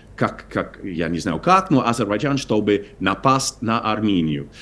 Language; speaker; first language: Russian; non-native, fluent; English